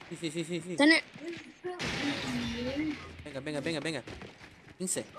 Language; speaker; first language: Spanish; non-native, learner; Portuguese